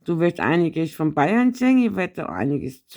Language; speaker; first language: German; native; German